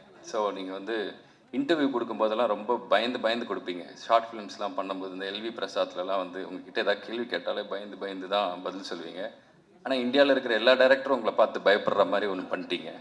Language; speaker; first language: Tamil; native; Tamil